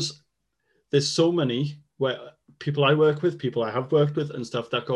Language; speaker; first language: English; non-native, local second language; Welsh